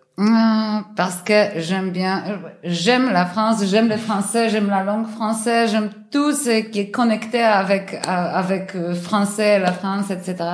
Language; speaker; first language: French; non-native, learner; Polish